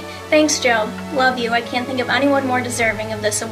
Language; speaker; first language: English; native; English